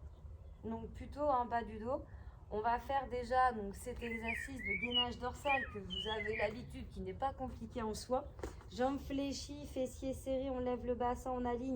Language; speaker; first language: French; native; French